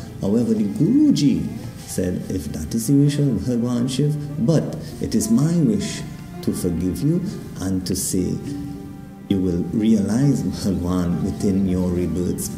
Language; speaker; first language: English; native; English